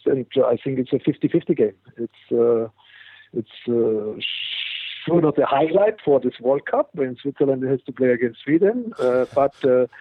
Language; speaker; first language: English; non-native, fluent; German